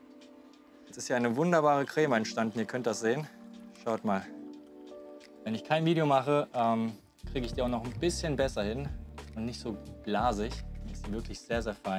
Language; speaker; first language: German; native; German